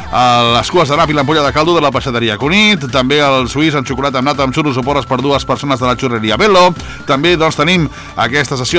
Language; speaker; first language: Catalan; native; Catalan